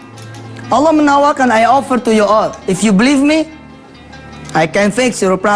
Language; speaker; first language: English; non-native, learner; Indonesian